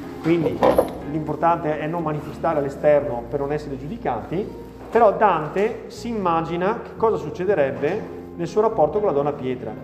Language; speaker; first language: Italian; native; Italian